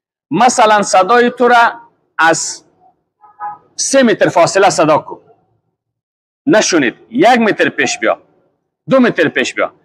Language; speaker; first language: Persian; native; Persian